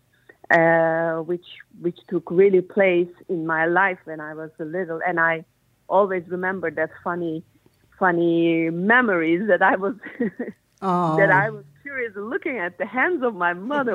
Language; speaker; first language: English; non-native, learner; Turkish